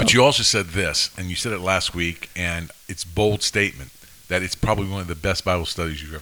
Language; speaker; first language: English; native; English